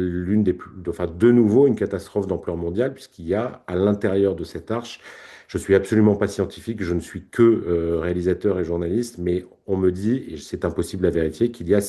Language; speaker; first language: French; native; French